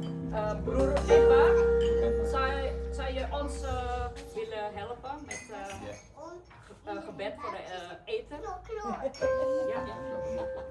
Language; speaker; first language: Dutch; non-native, fluent; Indonesian